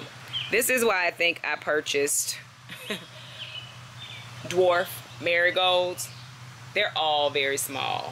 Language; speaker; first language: English; native; English